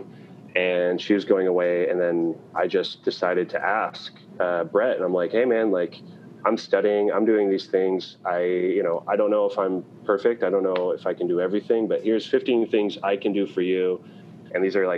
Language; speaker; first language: English; native; English